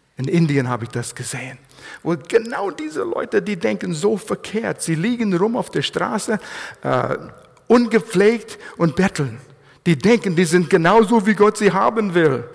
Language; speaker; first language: German; non-native, fluent; English